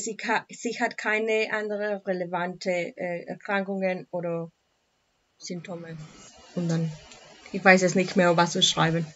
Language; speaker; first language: German; non-native, learner; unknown